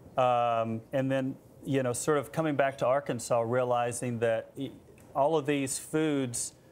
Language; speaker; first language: English; native; English